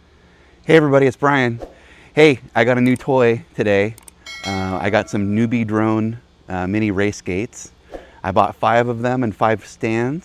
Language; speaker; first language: English; native; English